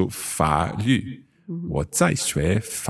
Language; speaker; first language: Chinese; non-native, learner; English